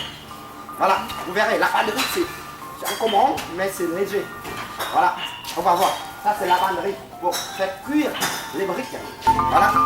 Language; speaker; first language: French; non-native, learner; Vietnamese